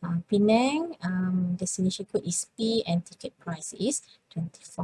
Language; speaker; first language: English; non-native, local second language; Malay